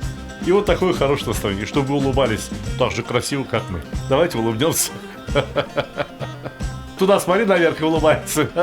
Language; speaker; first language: Russian; native; Russian